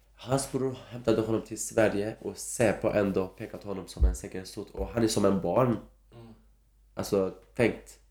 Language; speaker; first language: Swedish; non-native, fluent; Turkish